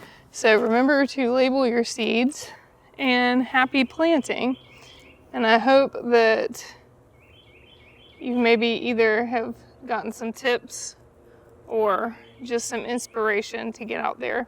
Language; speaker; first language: English; native; English